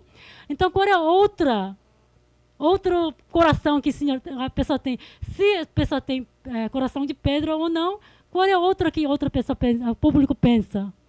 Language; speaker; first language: Portuguese; non-native, fluent; Korean